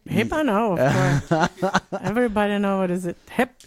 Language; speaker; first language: English; non-native, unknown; Portuguese